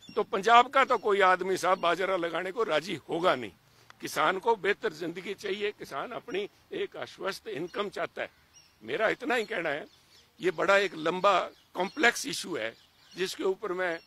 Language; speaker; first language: Hindi; native; Hindi